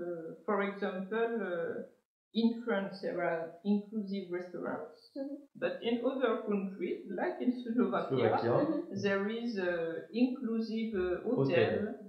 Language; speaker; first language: English; non-native, learner; French